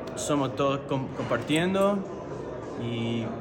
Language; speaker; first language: Spanish; early bilingual, heritage; English